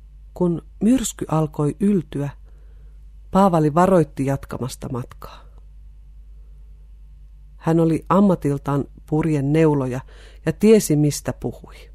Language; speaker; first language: Finnish; native; Finnish